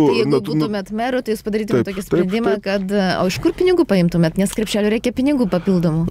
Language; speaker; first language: Lithuanian; non-native, local second language; Polish